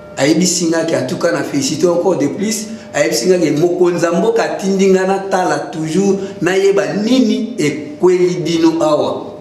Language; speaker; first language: Lingala; native; Lingala